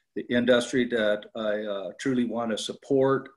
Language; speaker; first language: English; native; English